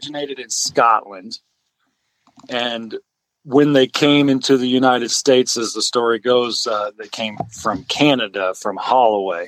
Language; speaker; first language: English; native; English